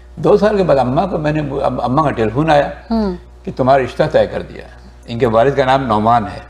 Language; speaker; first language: Urdu; native; Urdu